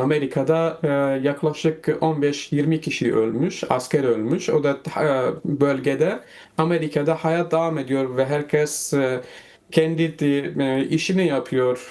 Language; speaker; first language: Turkish; non-native, fluent; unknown